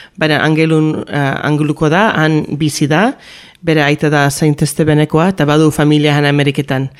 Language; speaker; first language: Basque; early bilingual, heritage; Basque